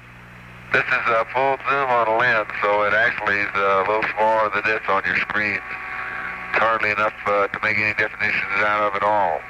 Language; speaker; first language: English; native; English